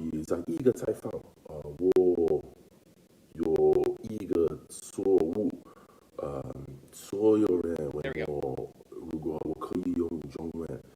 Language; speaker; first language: Chinese; non-native, learner; English